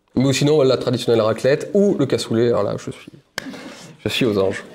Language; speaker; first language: French; native; French